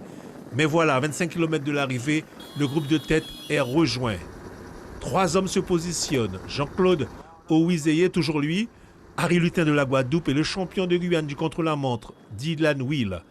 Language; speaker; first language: French; native; French